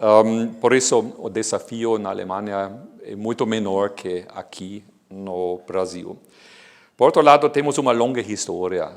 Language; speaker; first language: Portuguese; non-native, fluent; German